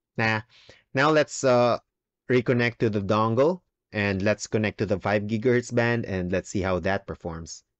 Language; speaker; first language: English; non-native, local second language; Filipino